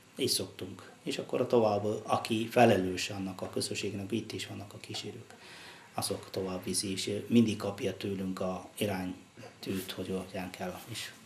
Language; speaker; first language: Hungarian; non-native, fluent; Malayalam